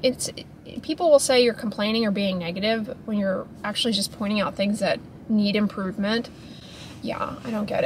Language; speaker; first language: English; native; English